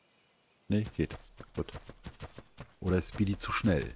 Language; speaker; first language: German; native; German